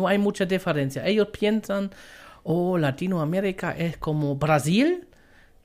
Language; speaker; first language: Spanish; non-native, fluent; German